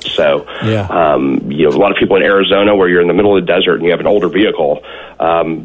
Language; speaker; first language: English; native; English